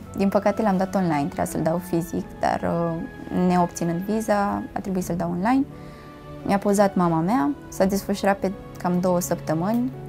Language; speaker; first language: Romanian; native; Romanian